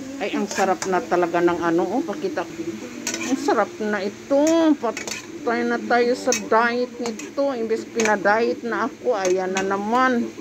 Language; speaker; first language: Filipino; non-native, local second language; Cebuano